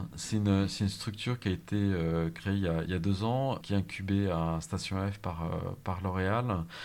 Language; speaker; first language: French; native; French